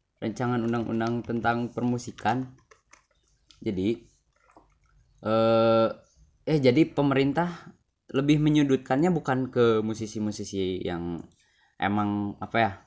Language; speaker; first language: Indonesian; non-native, local second language; Sundanese